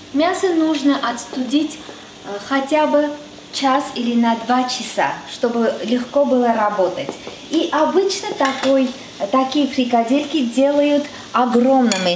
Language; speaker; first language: Russian; non-native, fluent; Armenian